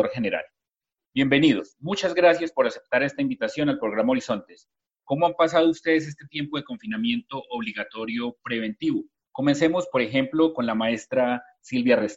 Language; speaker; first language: Spanish; native; Spanish